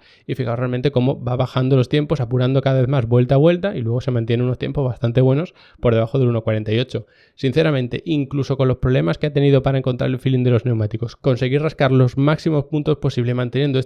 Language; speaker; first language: Spanish; native; Spanish